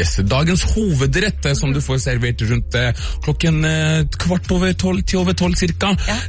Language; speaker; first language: Norwegian; native; Norwegian